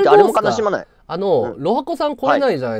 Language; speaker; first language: Japanese; native; Japanese